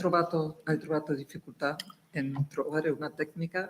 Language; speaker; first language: Italian; non-native, fluent; Spanish